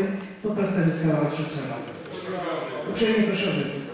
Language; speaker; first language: Polish; native; Polish